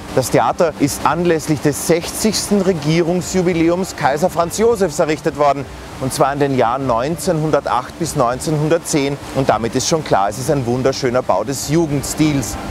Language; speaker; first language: German; native; German